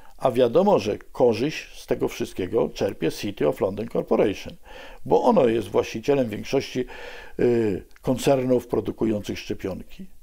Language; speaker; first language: Polish; native; Polish